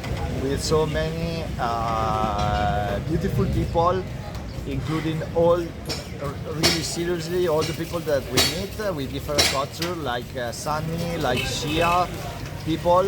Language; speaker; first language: English; non-native, learner; Italian